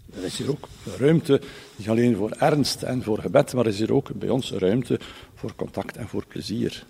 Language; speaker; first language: Dutch; native; Dutch